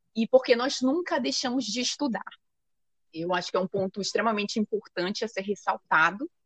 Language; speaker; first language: Portuguese; native; Portuguese